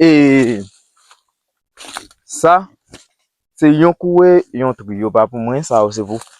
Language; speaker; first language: French; non-native, learner; Haitian Creole